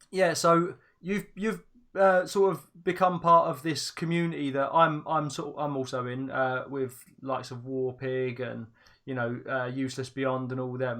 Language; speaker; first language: English; native; English